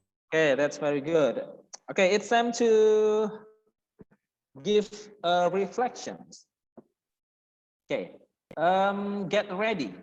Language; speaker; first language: English; non-native, fluent; Indonesian